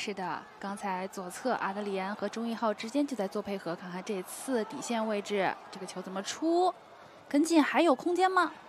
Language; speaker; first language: Chinese; native; Chinese